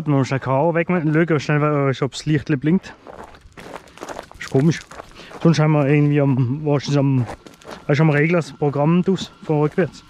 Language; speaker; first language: German; non-native, fluent; French